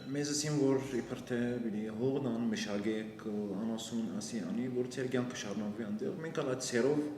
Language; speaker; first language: Armenian; early bilingual, heritage; Armenian